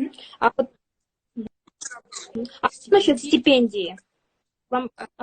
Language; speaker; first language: Russian; native; Russian